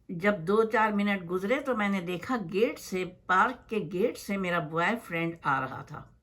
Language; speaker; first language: Urdu; native; Urdu